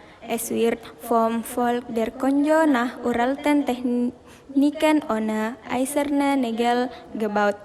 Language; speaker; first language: German; non-native, learner; Indonesian